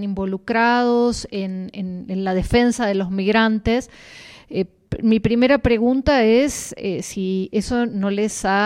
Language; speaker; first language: Spanish; native; Spanish